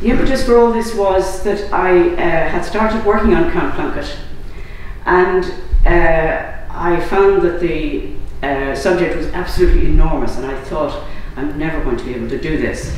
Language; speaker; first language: English; native; English